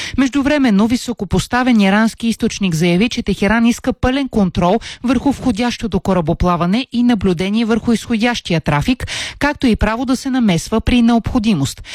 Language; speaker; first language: Bulgarian; native; Bulgarian